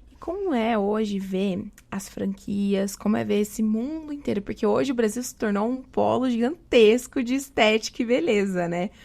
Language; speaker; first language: Portuguese; native; Portuguese